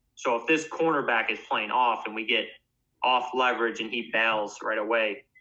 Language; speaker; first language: English; native; English